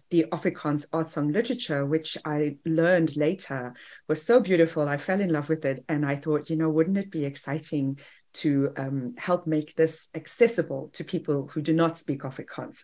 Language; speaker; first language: English; native; English